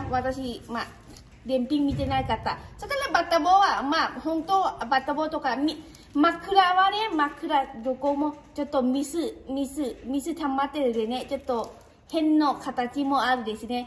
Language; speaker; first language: Japanese; non-native, learner; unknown